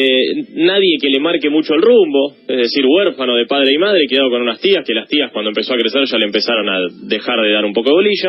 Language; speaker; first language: Spanish; native; Spanish